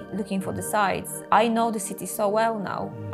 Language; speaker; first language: English; non-native, fluent; Polish